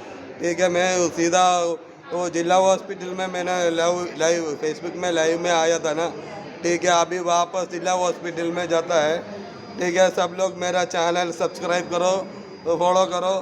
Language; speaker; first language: Hindi; non-native, local second language; Malayalam